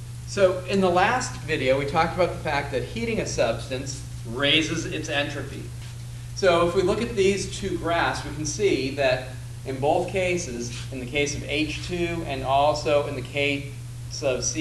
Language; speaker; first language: English; native; English